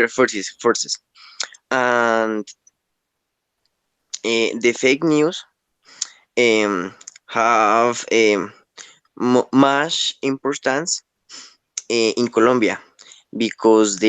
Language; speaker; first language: English; non-native, learner; Spanish